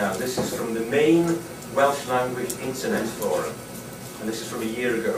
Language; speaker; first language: English; native; English